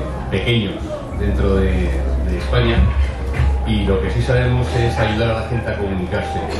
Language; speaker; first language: Spanish; non-native, fluent; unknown